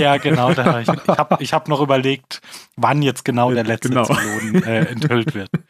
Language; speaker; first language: German; native; German